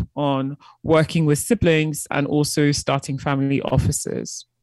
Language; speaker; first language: English; early bilingual, other home language; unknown